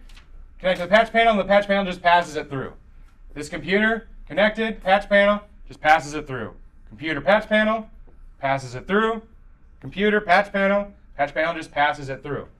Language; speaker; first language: English; native; English